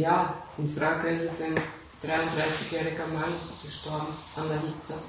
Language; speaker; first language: German; native; German